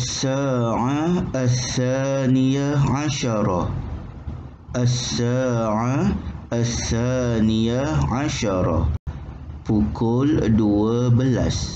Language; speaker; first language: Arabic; non-native, fluent; Malay